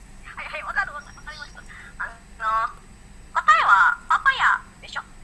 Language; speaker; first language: Japanese; non-native, learner; Indonesian